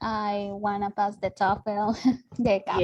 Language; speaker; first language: English; non-native, learner; Spanish